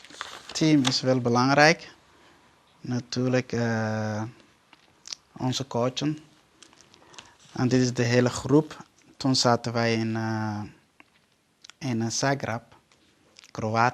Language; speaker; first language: Dutch; non-native, learner; Somali